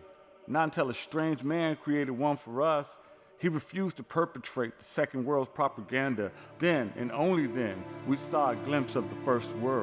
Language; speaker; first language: English; native; English